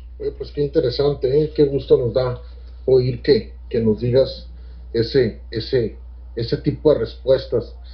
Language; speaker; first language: Spanish; native; Spanish